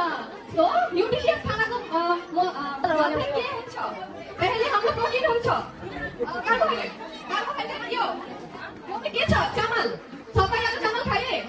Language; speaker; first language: Nepali; non-native, learner; Bangla